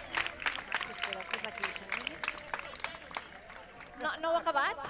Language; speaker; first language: Catalan; native; Catalan